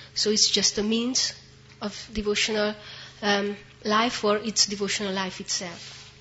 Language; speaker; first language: English; non-native, fluent; Hungarian